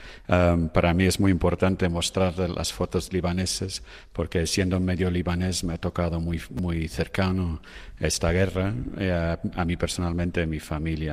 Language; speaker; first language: Spanish; non-native, fluent; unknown